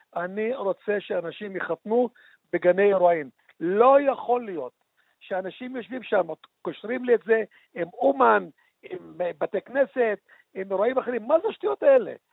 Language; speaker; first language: Hebrew; non-native, local second language; Arabic